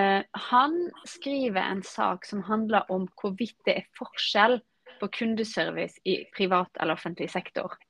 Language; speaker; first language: Norwegian; native; Norwegian